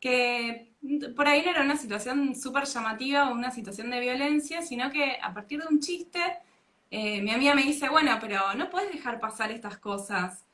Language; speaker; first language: Spanish; native; Spanish